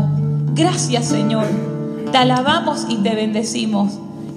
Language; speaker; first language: Spanish; native; Spanish